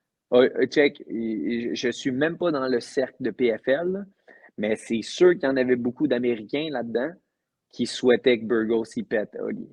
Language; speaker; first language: French; native; French